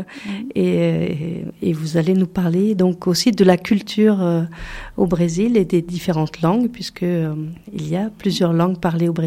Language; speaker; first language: French; native; French